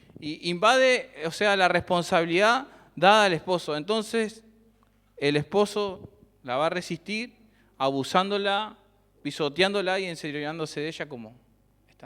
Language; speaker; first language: Spanish; native; Spanish